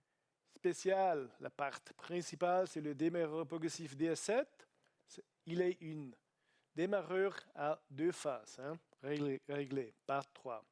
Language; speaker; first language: French; non-native, learner; Italian